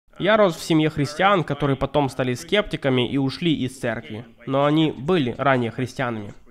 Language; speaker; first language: Russian; native; Russian